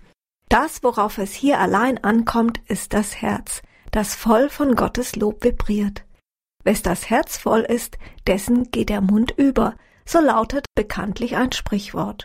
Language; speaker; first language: German; native; German